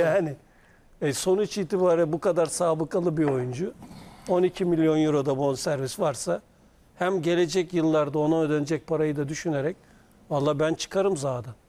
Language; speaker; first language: Turkish; native; Turkish